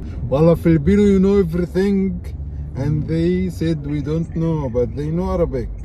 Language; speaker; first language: English; non-native, learner; Arabic